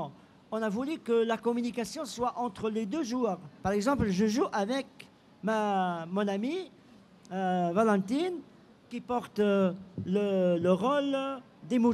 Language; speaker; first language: French; non-native, local second language; Arabic